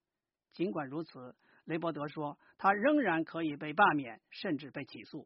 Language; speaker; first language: Chinese; native; Chinese